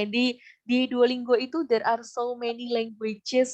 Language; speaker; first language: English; non-native, fluent; Indonesian